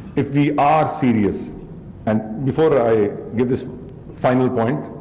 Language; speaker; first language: English; non-native, local second language; Urdu